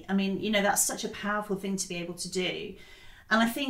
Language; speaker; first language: English; native; English